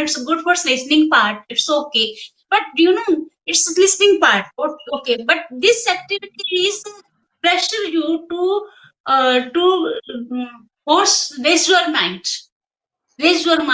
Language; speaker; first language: English; non-native, local second language; Hindi